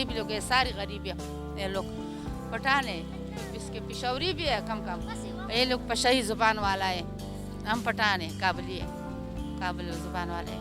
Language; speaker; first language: Hindi; non-native, learner; Pashto